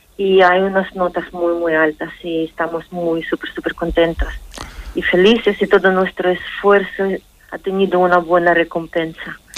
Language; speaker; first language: Spanish; non-native, fluent; Russian